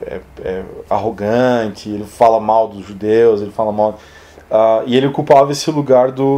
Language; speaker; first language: Portuguese; native; Portuguese